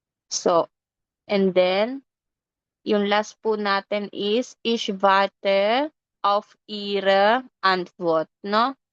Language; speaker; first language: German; non-native, fluent; Filipino